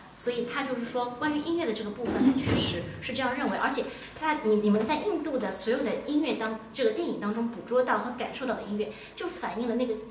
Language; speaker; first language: Chinese; native; Chinese